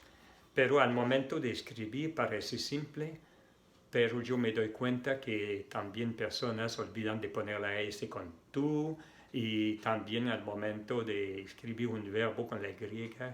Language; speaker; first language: Spanish; non-native, fluent; French